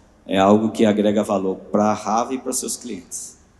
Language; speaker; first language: Portuguese; native; Portuguese